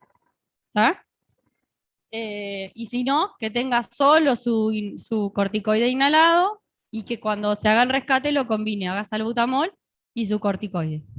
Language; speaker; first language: Spanish; native; Spanish